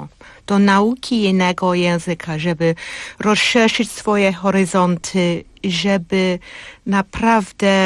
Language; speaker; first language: Polish; non-native, fluent; English